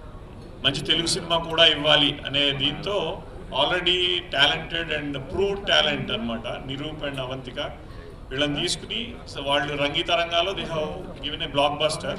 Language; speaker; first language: Telugu; native; Telugu